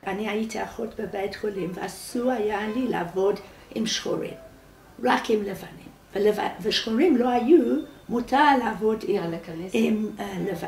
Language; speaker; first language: Hebrew; non-native, fluent; English